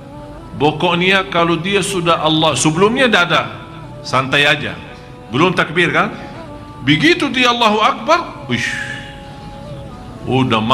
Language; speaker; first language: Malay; non-native, fluent; Arabic